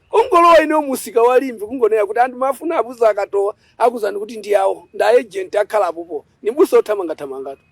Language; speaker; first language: Nyanja; native; Nyanja